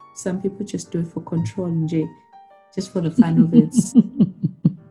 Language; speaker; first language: English; non-native, local second language; Zulu